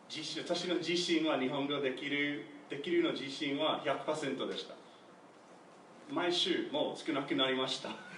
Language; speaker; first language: Japanese; non-native, learner; English